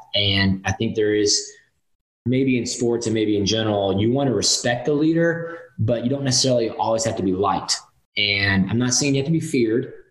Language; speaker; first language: English; native; English